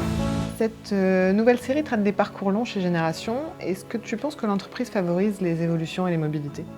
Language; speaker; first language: French; native; French